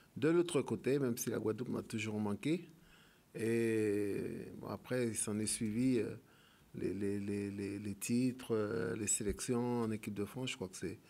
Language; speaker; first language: French; native; French